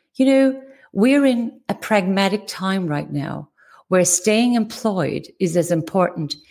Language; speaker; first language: English; native; English